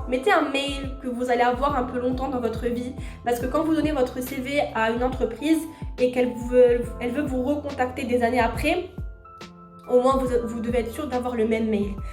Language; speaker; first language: French; non-native, local second language; Arabic